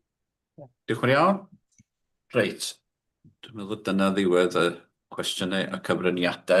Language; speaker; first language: Welsh; native; Welsh